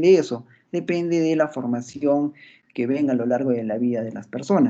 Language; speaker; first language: Spanish; native; Spanish